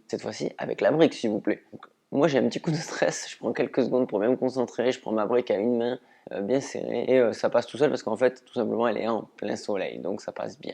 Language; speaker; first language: French; native; French